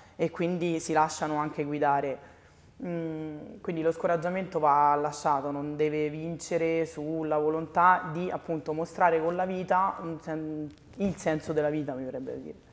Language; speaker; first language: Italian; native; Italian